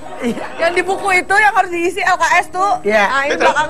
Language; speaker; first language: Indonesian; native; Indonesian